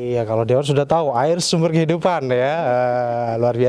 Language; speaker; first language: Indonesian; native; Indonesian